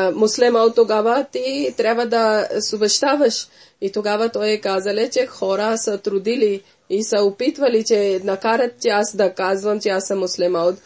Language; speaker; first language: Bulgarian; non-native, fluent; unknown